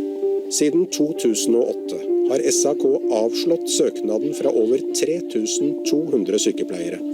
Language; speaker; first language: Norwegian; native; Norwegian